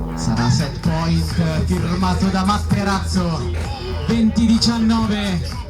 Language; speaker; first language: Italian; native; Italian